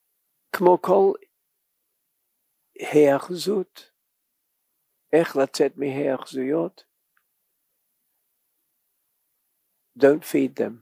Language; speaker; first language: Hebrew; non-native, learner; English